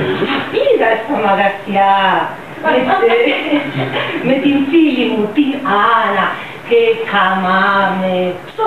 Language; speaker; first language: Greek; non-native, learner; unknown